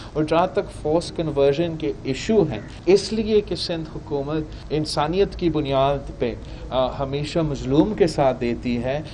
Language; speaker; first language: Urdu; native; Urdu